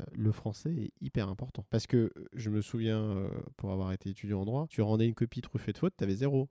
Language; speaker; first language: French; native; French